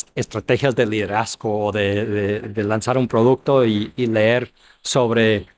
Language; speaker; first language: Spanish; non-native, fluent; English